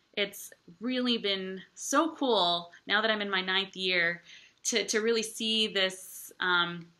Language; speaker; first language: English; native; English